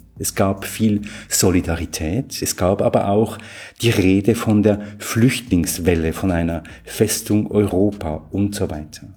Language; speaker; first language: German; native; German